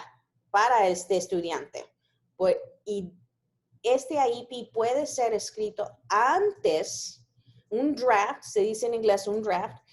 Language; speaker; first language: Spanish; early bilingual, heritage; Spanish